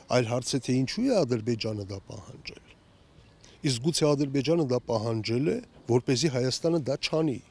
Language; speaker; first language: Armenian; native; Armenian